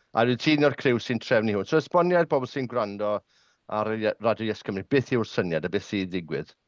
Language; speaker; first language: Welsh; non-native, local second language; English